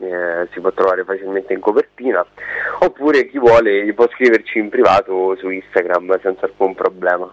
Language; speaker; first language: Italian; native; Italian